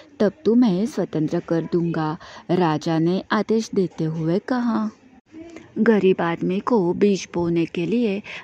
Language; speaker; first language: Hindi; non-native, local second language; Marathi